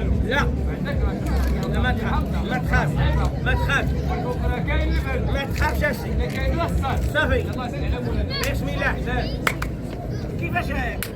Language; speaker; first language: Arabic; native; Arabic